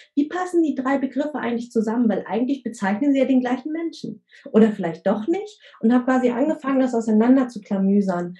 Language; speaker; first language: German; early bilingual, other home language; Vietnamese